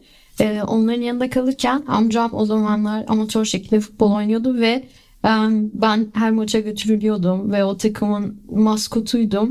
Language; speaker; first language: Turkish; early bilingual, heritage; Turkish